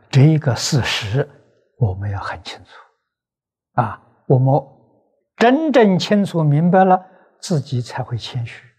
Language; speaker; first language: Chinese; native; Chinese